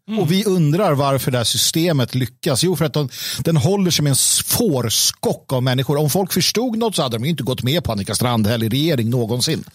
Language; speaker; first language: Swedish; native; Swedish